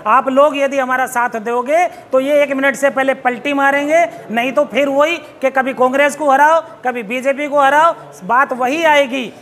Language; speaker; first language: Hindi; native; Hindi